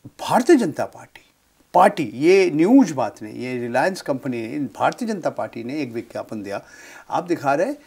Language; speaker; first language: Hindi; non-native, local second language; Bangla